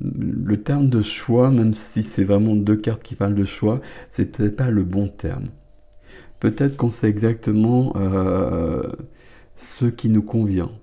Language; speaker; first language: French; native; French